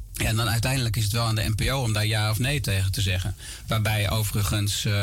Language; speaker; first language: Dutch; native; Dutch